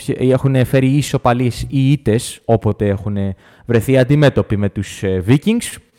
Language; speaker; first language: Greek; native; Greek